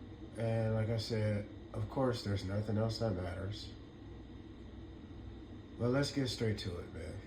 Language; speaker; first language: English; native; English